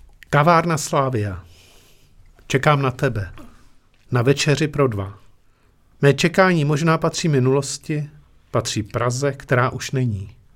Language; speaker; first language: Czech; native; Czech